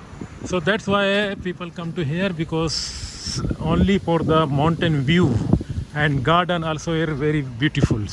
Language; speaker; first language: English; non-native, learner; Urdu